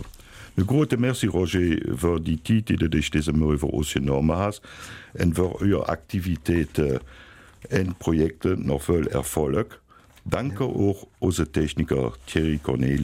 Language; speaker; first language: German; native; German